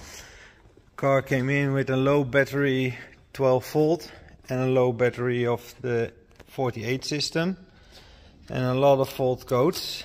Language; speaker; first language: English; non-native, fluent; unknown